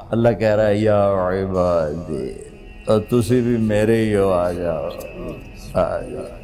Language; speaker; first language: Urdu; non-native, local second language; Punjabi